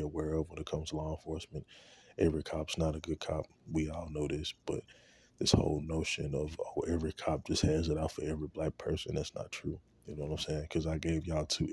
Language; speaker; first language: English; native; English